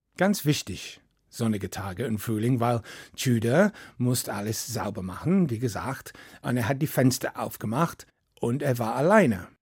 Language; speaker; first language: German; non-native, fluent; English